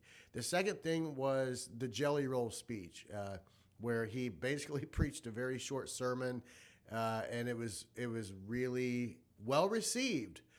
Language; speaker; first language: English; native; English